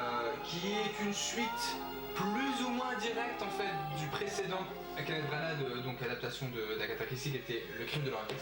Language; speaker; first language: French; native; French